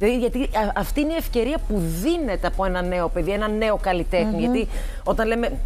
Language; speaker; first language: Greek; early bilingual, heritage; Greek